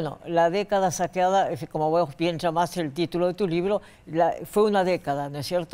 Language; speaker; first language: Spanish; native; Spanish